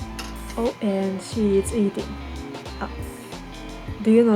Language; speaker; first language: English; non-native, learner; Japanese